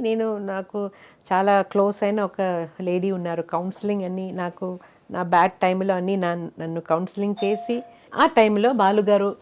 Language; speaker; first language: Telugu; non-native, local second language; Malayalam